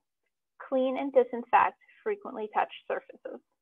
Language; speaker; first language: English; native; English